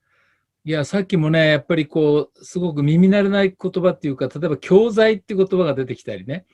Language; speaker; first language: Japanese; native; Japanese